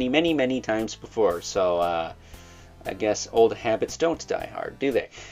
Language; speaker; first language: English; native; English